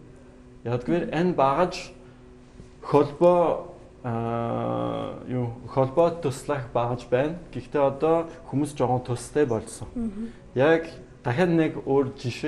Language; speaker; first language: Mongolian; non-native, learner; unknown